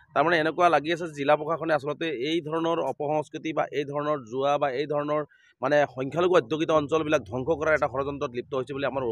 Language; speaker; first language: Assamese; non-native, local second language; Bangla